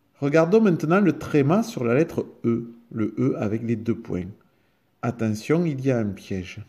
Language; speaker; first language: French; native; French